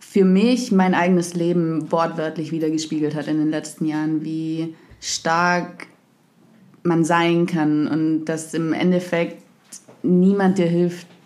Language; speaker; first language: German; native; German